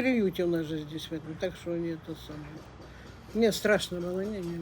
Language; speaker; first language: Russian; native; Russian